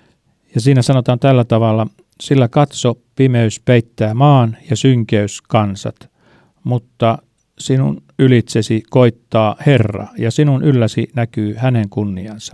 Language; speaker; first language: Finnish; native; Finnish